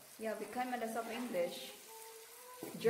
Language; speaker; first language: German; non-native, learner; Filipino